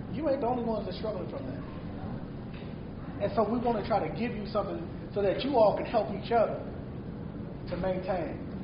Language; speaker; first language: English; native; English